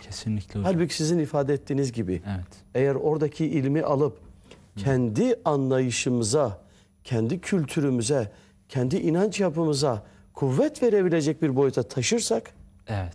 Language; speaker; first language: Turkish; native; Turkish